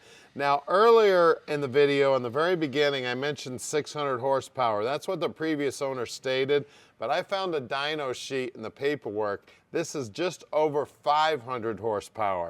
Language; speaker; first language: English; native; English